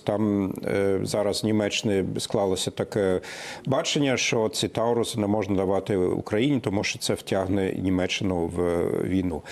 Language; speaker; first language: Ukrainian; non-native, fluent; German